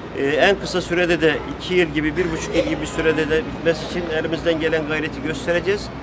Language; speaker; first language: Turkish; native; Turkish